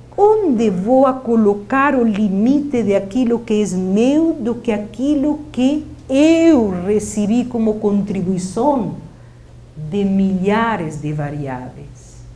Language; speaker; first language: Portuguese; non-native, fluent; Spanish